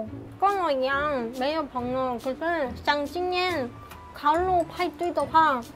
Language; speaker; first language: Chinese; non-native, fluent; Korean